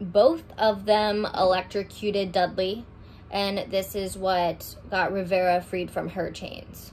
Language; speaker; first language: English; native; English